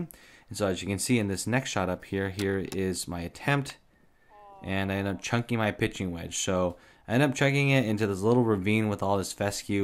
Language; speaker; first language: English; native; English